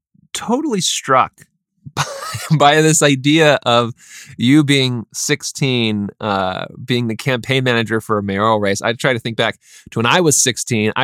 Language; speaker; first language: English; native; English